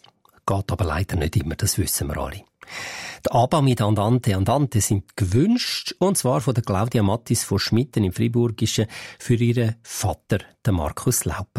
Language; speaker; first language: German; native; German